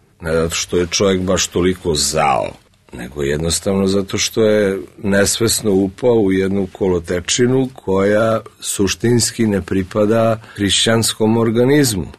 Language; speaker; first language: Serbian; early bilingual, other home language; Russian